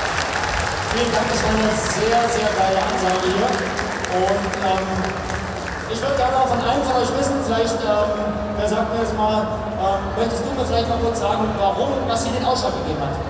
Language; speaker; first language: German; native; German